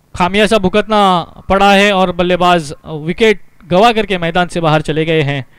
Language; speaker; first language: Hindi; non-native, local second language; Marathi